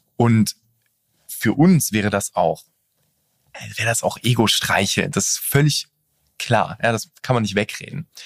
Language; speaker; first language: German; native; German